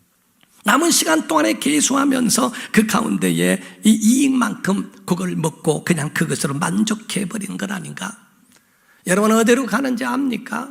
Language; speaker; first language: Korean; native; Korean